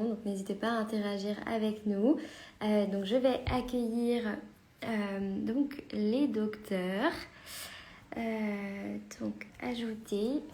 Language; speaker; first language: French; native; French